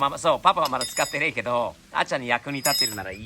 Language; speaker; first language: Japanese; non-native, fluent; English